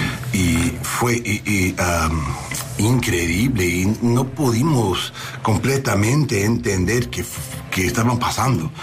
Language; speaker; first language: Spanish; non-native, learner; English